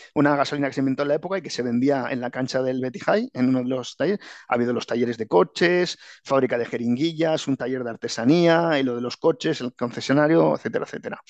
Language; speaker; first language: Spanish; native; Spanish